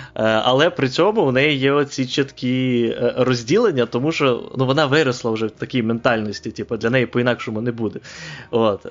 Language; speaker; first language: Ukrainian; non-native, local second language; Russian